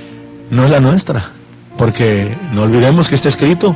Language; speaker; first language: Spanish; native; Spanish